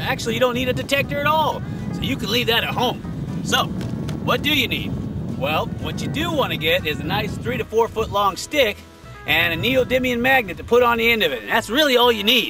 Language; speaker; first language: English; native; English